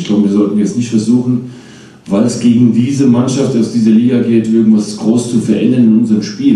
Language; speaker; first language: German; native; German